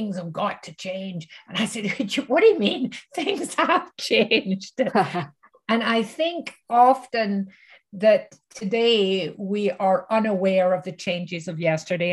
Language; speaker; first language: English; native; English